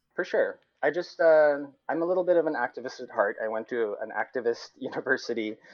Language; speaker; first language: English; non-native, local second language; Cebuano